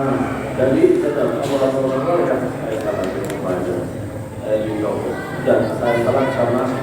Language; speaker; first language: Indonesian; non-native, learner; Arabic